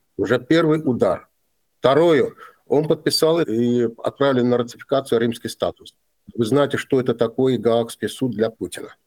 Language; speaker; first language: Russian; non-native, local second language; Azerbaijani